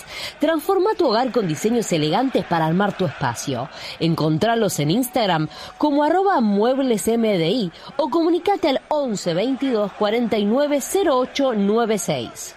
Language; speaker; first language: Spanish; native; Spanish